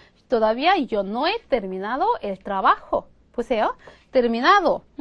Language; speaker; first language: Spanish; non-native, fluent; Korean